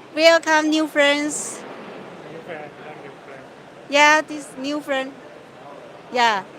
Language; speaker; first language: English; non-native, local second language; Chinese